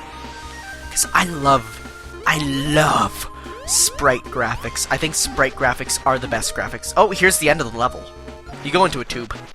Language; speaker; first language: English; native; English